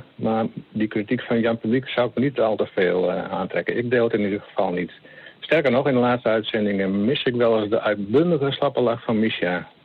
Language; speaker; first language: Dutch; non-native, local second language; Western Frisian